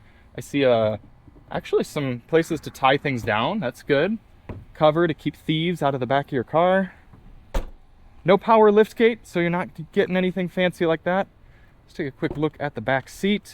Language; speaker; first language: English; native; English